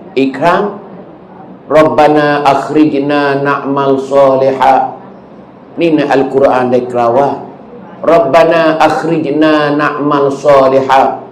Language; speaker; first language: Thai; non-native, local second language; Malay